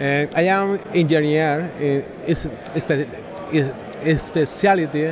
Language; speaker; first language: English; non-native, learner; Spanish